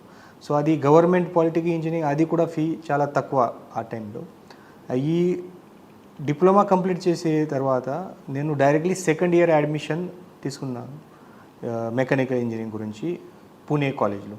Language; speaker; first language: Telugu; non-native, fluent; Marathi